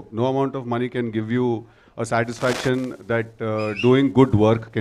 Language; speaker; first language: Telugu; native; Telugu